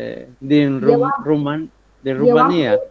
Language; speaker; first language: Romanian; non-native, learner; Spanish